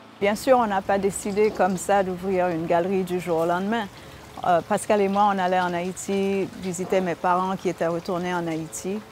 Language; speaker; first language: French; early bilingual, heritage; French